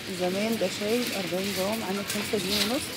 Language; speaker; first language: Arabic; native; Arabic